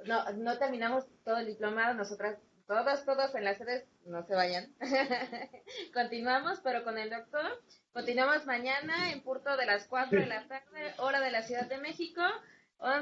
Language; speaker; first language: Spanish; native; Spanish